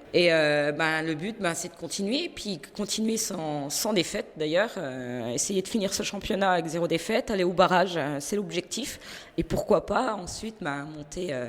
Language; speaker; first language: French; native; French